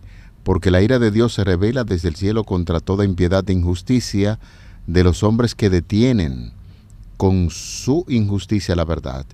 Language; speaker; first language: Spanish; native; Spanish